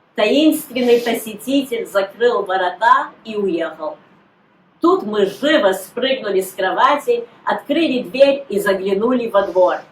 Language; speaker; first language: Russian; early bilingual, heritage; Russian